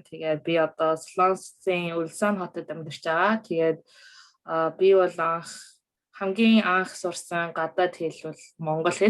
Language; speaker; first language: Mongolian; early bilingual, other home language; Korean